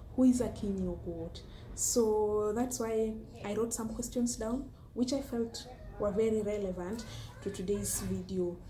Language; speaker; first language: English; non-native, local second language; Luo (Kenya and Tanzania)